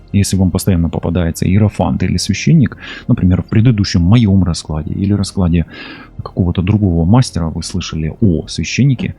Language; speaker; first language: Russian; non-native, local second language; Ukrainian